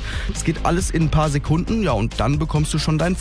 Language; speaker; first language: German; native; German